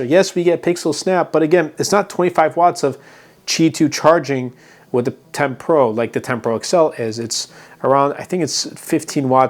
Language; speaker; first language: English; native; English